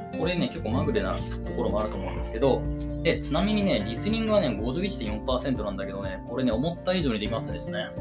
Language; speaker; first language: Japanese; native; Japanese